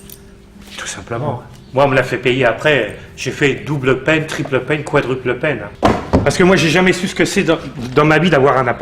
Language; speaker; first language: French; native; French